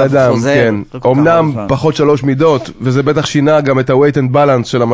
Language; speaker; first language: Hebrew; native; Hebrew